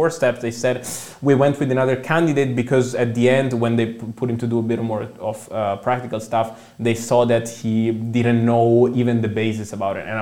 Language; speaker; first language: English; non-native, fluent; Italian